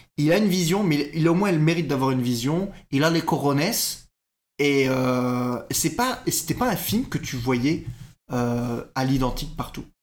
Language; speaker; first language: French; native; French